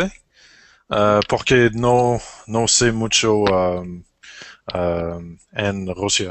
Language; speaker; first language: Spanish; non-native, learner; English